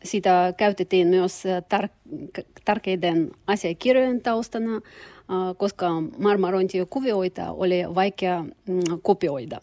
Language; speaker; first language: Finnish; non-native, learner; Russian